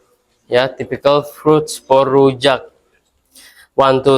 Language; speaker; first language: English; non-native, fluent; Indonesian